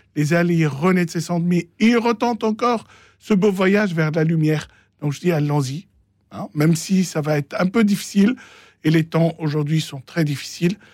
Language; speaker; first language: French; non-native, local second language; Arabic